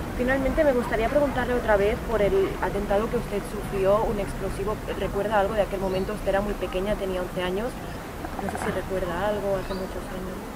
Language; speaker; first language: Spanish; native; Spanish